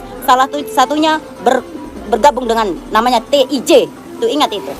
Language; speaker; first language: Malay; non-native, local second language; Javanese